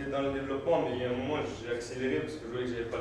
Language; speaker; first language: French; native; French